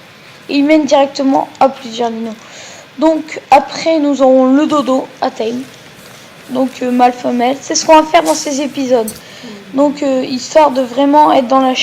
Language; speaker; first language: French; native; French